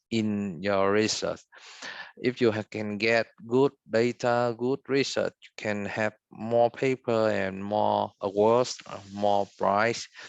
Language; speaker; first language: English; non-native, fluent; Vietnamese